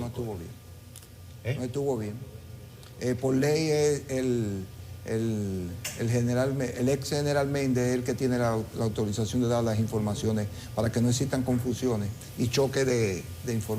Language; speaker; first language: Spanish; native; Spanish